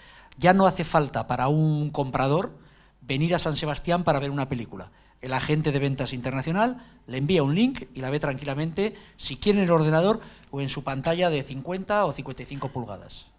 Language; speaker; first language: Spanish; native; Spanish